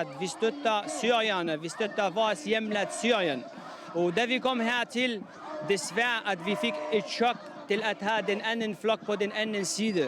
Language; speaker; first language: Danish; non-native, fluent; Arabic